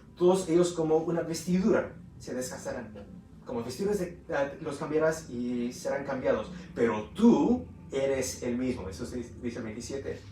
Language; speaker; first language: Spanish; early bilingual, heritage; Spanish